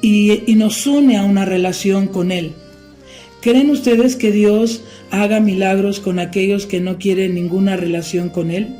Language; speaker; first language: Spanish; native; Spanish